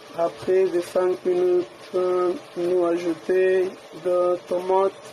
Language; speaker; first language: French; non-native, learner; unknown